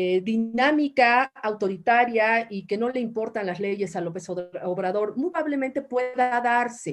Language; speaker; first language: Spanish; native; Spanish